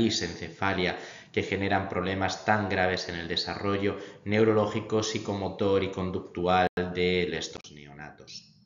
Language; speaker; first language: Spanish; native; Spanish